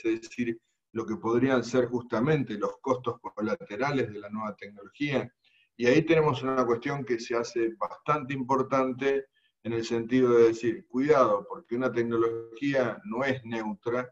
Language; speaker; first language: Spanish; native; Spanish